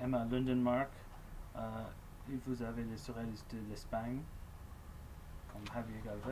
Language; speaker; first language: French; non-native, local second language; English